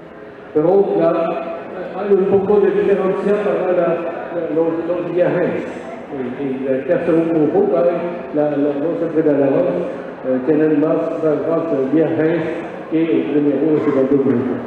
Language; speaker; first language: Spanish; non-native, learner; French